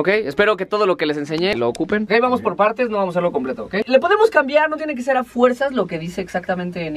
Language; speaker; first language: Spanish; native; Spanish